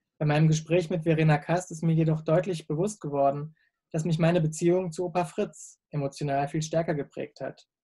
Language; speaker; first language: German; native; German